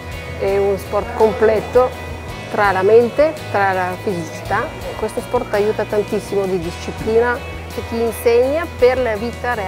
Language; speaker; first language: Italian; non-native, learner; Bulgarian